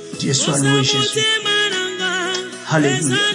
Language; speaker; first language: French; non-native, local second language; Lingala